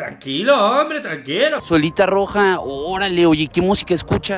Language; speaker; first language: Spanish; native; Spanish